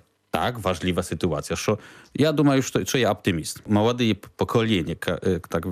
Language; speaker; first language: Ukrainian; non-native, learner; Polish